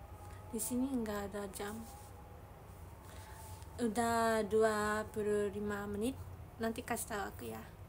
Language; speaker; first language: Indonesian; non-native, learner; Japanese